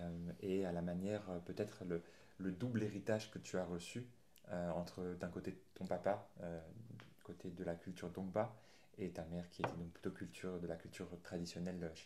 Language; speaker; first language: French; native; French